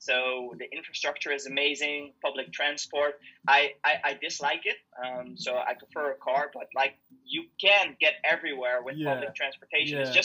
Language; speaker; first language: English; non-native, fluent; Dutch